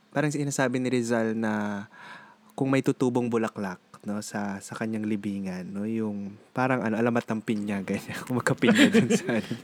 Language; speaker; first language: Filipino; native; Filipino